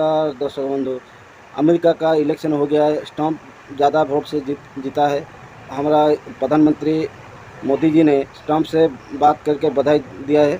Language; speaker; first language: Hindi; non-native, local second language; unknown